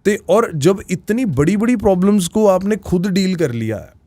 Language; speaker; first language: Hindi; non-native, local second language; Punjabi